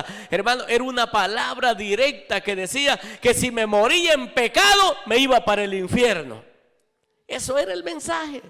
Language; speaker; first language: Spanish; native; Spanish